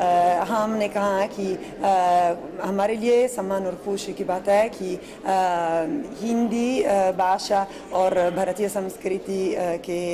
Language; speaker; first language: Hindi; non-native, fluent; Italian